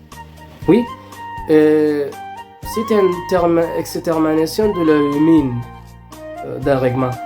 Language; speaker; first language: French; non-native, learner; Arabic